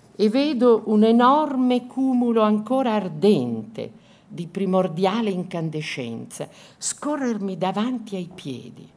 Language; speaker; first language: Italian; native; Italian